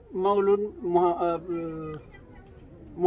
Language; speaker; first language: French; non-native, local second language; Wolof